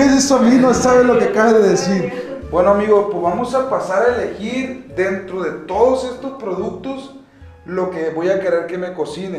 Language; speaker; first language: Spanish; native; Spanish